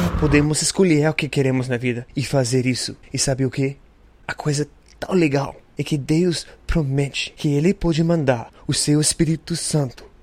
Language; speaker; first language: Portuguese; non-native, learner; English